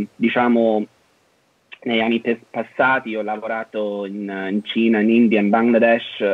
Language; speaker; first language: Italian; non-native, fluent; English